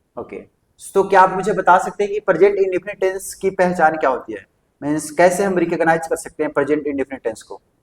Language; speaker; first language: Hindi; native; Hindi